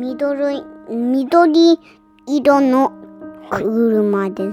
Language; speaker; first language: Japanese; early bilingual, heritage; Japanese